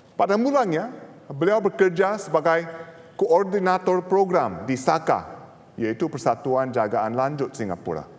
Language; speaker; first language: Malay; non-native, local second language; English